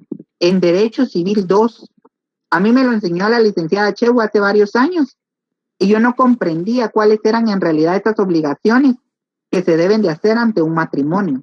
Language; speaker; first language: Spanish; native; Spanish